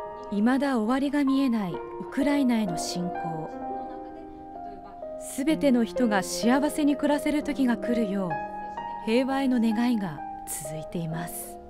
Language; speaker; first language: Japanese; native; Japanese